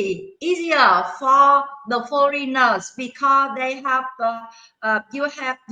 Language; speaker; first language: English; non-native, learner; Vietnamese